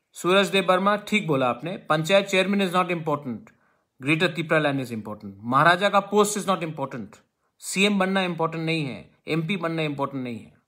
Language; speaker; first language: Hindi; non-native, local second language; Kok Borok